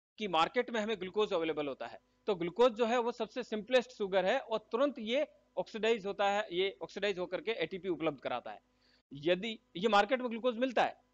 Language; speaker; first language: Hindi; native; Hindi